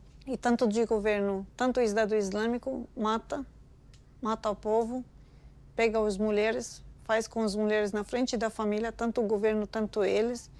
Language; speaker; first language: Portuguese; non-native, learner; Arabic